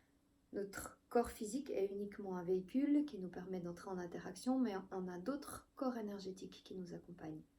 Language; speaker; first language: French; native; French